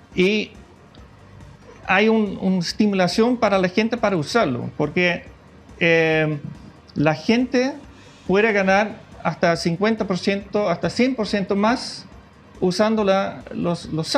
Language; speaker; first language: Spanish; non-native, fluent; Dutch